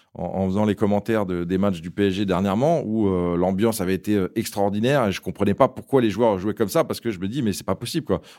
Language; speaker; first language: French; native; French